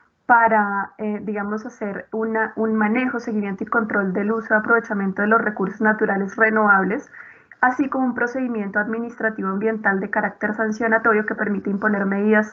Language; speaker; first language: Spanish; native; Spanish